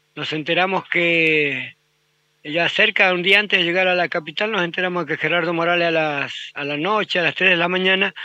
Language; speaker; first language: Spanish; native; Spanish